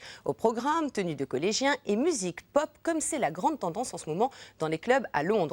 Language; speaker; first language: French; native; French